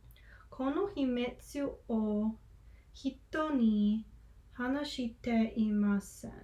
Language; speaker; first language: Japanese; non-native, learner; English